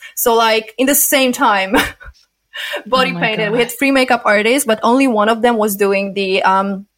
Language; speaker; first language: English; non-native, fluent; Polish